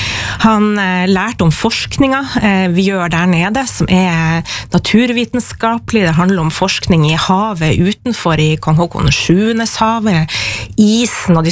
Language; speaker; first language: Norwegian; native; Norwegian